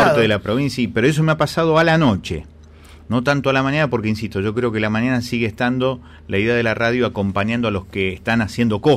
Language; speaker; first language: Spanish; native; Spanish